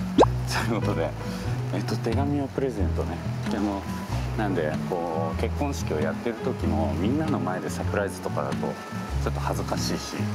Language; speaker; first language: Japanese; native; Japanese